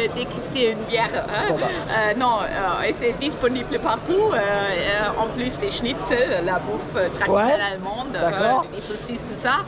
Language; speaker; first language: French; non-native, fluent; German